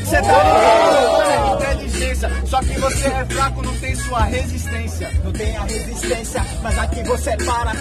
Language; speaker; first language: Portuguese; native; Portuguese